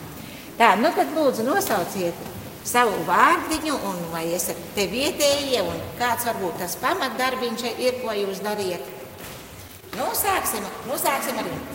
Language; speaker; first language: Latvian; native; Latvian